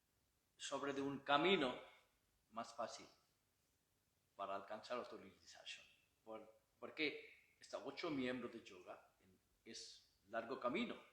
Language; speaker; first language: Spanish; non-native, learner; Bangla